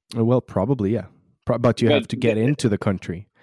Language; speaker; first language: English; non-native, fluent; Swedish